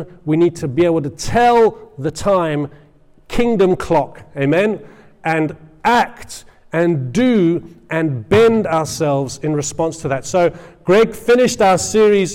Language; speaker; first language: English; native; English